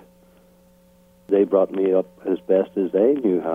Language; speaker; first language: English; native; English